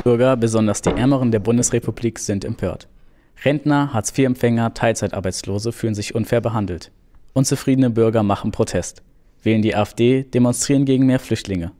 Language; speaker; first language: German; native; German